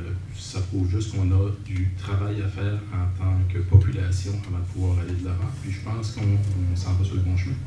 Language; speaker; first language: French; native; French